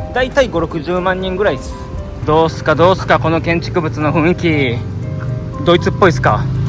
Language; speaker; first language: Japanese; native; Japanese